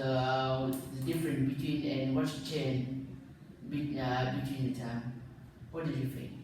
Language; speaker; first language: English; non-native, learner; Vietnamese